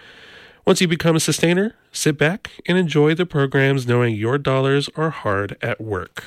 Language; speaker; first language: English; native; English